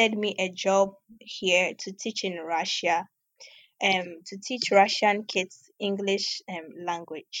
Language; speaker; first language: English; non-native, local second language; Ewe